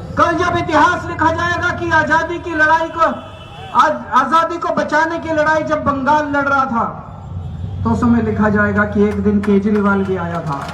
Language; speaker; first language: Hindi; native; Hindi